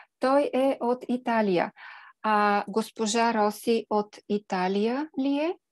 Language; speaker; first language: Bulgarian; native; Bulgarian